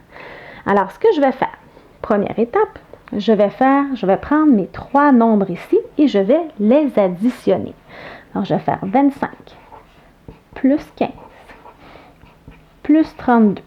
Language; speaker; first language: French; native; French